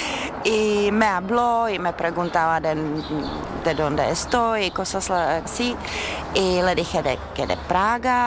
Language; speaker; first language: Spanish; non-native, learner; Czech